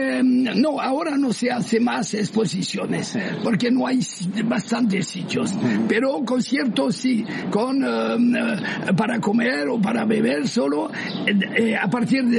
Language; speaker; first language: Spanish; non-native, fluent; French